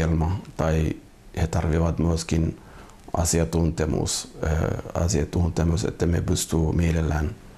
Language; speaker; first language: Finnish; non-native, fluent; Somali